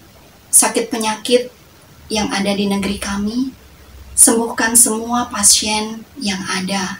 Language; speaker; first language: Indonesian; native; Indonesian